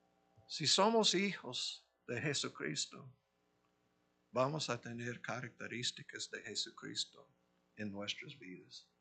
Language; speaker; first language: Spanish; non-native, fluent; English